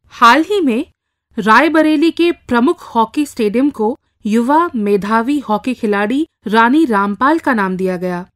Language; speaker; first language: Hindi; native; Hindi